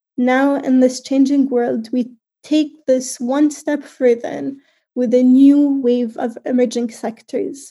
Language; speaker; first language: English; non-native, fluent; Arabic